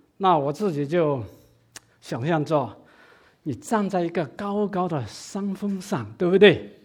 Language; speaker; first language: Chinese; non-native, local second language; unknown